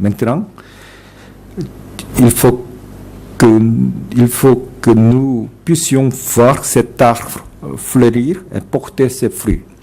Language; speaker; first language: French; non-native, fluent; Korean